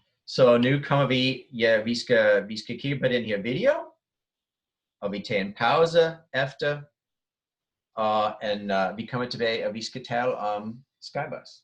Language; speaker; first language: Danish; non-native, fluent; English